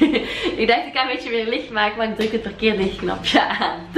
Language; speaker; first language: Dutch; native; Dutch